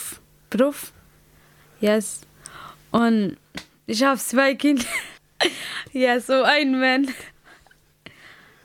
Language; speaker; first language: German; non-native, learner; Somali